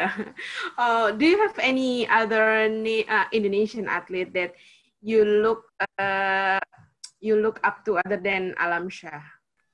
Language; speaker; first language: English; non-native, learner; Indonesian